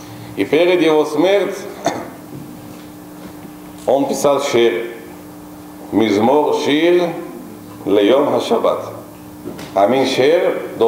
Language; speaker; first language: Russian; non-native, local second language; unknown